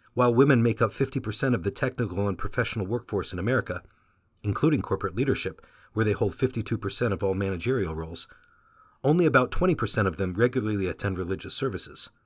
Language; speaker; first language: English; early bilingual, other home language; Vietnamese